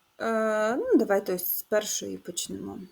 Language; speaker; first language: Ukrainian; native; Ukrainian